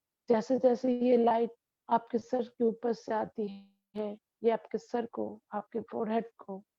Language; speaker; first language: Hindi; non-native, local second language; Bangla